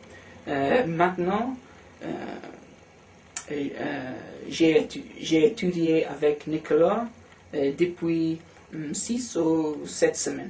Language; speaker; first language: French; non-native, learner; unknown